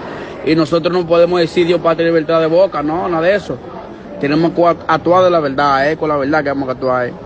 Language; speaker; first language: Spanish; native; Spanish